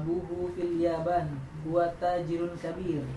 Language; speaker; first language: Arabic; non-native, learner; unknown